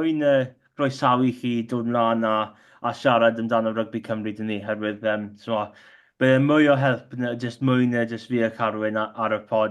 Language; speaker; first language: Welsh; non-native, local second language; English